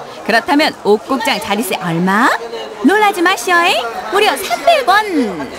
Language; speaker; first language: Korean; native; Korean